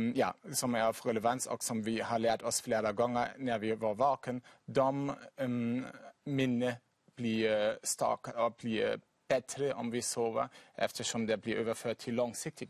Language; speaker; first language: Swedish; non-native, fluent; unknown